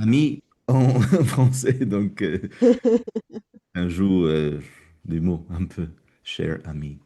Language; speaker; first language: French; non-native, fluent; Russian